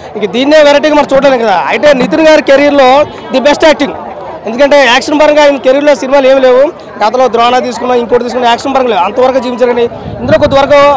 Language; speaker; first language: Telugu; native; Telugu